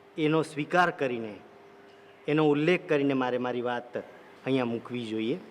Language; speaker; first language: Gujarati; non-native, local second language; Vasavi